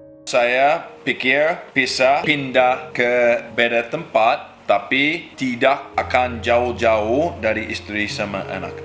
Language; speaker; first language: Indonesian; non-native, learner; English